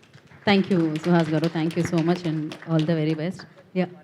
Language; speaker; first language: Telugu; native; Telugu